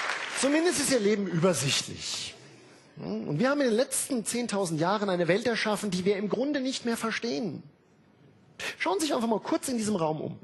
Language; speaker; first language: German; native; German